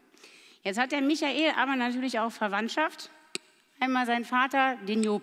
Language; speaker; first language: German; native; German